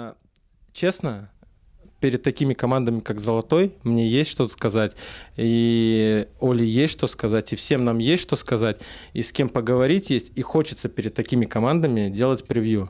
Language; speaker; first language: Russian; native; Russian